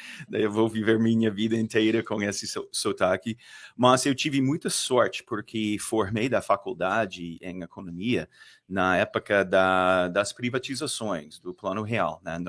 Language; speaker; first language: Portuguese; non-native, fluent; English